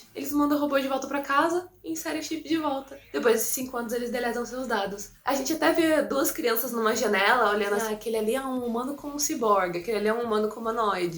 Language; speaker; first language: Portuguese; native; Portuguese